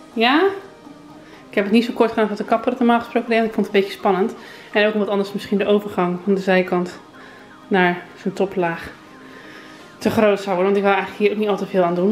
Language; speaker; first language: Dutch; native; Dutch